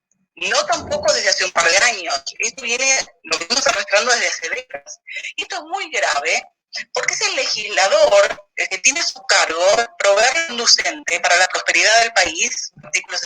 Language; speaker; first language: Spanish; native; Spanish